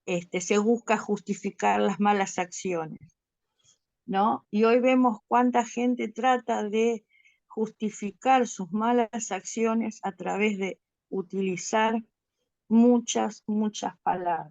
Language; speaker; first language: Spanish; native; Spanish